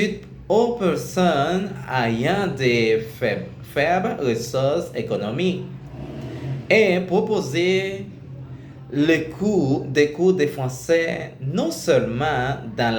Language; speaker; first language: French; non-native, learner; Spanish